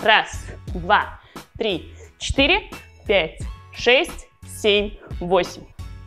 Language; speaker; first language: Russian; native; Russian